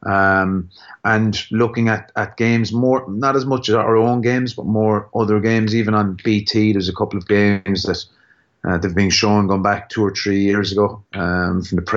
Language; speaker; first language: English; native; English